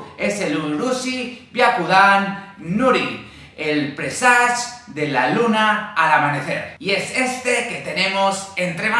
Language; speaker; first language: Spanish; native; Spanish